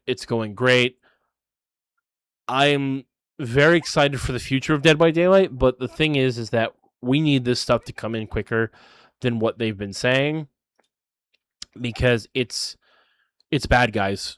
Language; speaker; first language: English; native; English